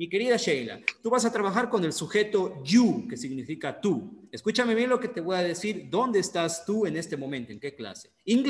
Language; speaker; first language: Spanish; native; Spanish